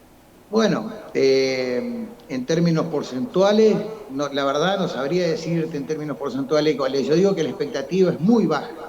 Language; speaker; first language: Spanish; native; Spanish